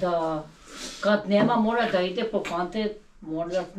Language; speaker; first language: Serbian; non-native, local second language; Albanian